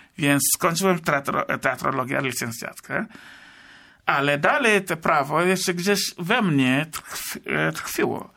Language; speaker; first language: Polish; non-native, fluent; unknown